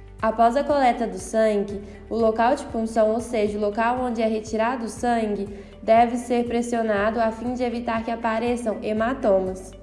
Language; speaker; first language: Portuguese; native; Portuguese